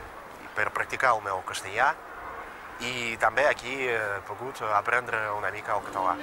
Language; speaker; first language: Catalan; non-native, fluent; Russian